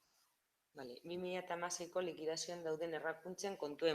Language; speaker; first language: Basque; native; Basque